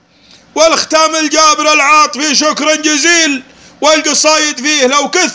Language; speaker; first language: Arabic; native; Arabic